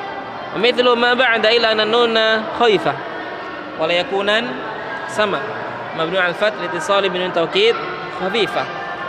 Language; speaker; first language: Arabic; non-native, fluent; Indonesian